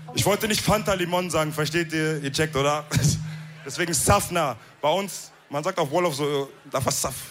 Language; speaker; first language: German; early bilingual, other home language; Wolof